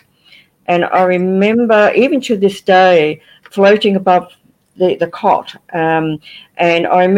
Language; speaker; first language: English; native; English